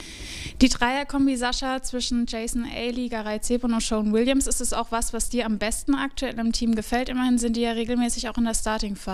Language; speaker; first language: German; native; German